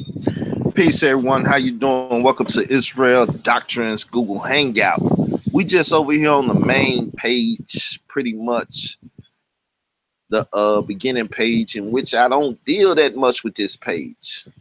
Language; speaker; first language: English; native; English